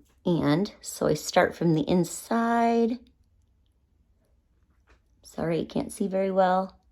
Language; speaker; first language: English; native; English